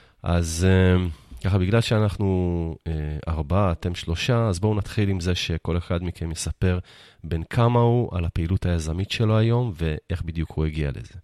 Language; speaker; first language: Hebrew; native; Hebrew